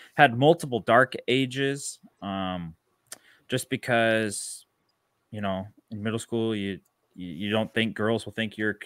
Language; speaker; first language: English; native; English